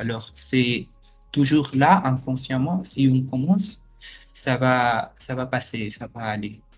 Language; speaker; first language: French; non-native, fluent; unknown